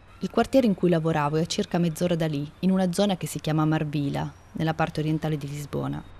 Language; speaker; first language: Italian; native; Italian